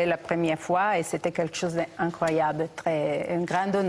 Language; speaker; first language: French; non-native, fluent; Italian